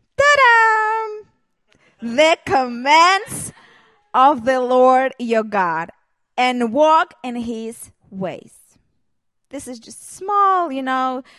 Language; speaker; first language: English; non-native, learner; Hebrew